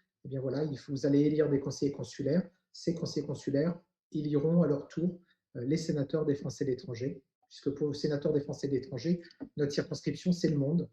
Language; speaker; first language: French; native; French